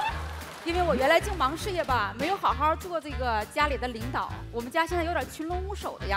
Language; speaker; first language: Chinese; native; Chinese